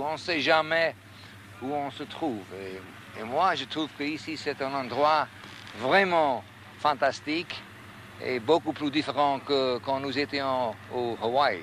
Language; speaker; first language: French; non-native, fluent; English